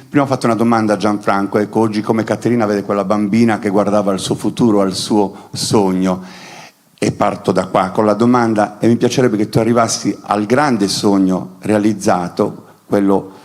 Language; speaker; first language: Italian; native; Italian